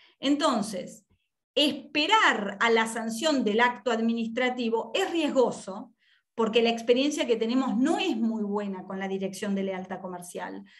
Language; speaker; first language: Spanish; native; Spanish